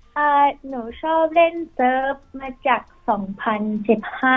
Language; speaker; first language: Thai; early bilingual, heritage; Thai